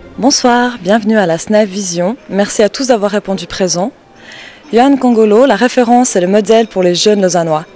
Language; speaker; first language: French; native; French